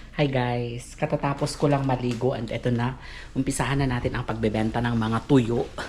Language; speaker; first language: Filipino; non-native, local second language; Cebuano